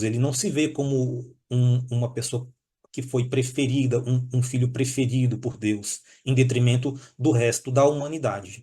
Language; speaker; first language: Portuguese; native; Portuguese